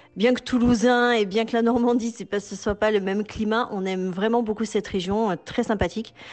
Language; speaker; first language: French; native; French